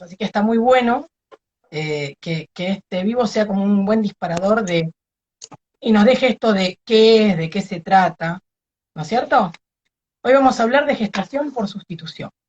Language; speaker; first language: Spanish; native; Spanish